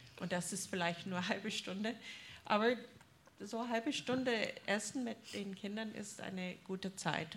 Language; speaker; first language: German; non-native, fluent; English